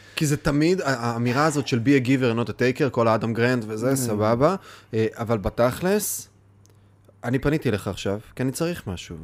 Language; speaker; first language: Hebrew; native; Hebrew